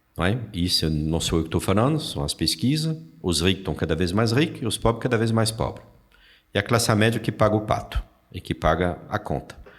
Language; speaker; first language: Portuguese; non-native, fluent; French